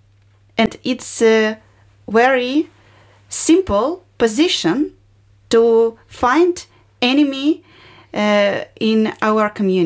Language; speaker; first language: English; non-native, learner; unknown